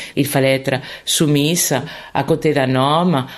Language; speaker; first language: French; non-native, fluent; Spanish